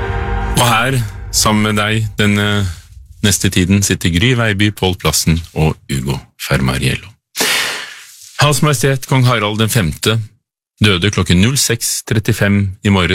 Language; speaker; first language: Norwegian; native; Norwegian